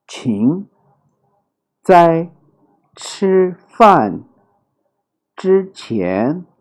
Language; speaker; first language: Chinese; non-native, fluent; Urdu